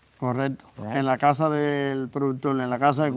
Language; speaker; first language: Spanish; native; Spanish